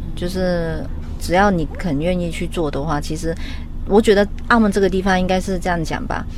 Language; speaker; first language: Chinese; non-native, local second language; Cantonese